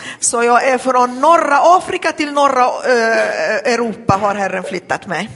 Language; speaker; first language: Swedish; non-native, fluent; Arabic